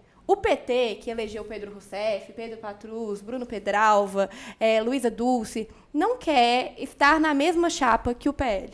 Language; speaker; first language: Portuguese; native; Portuguese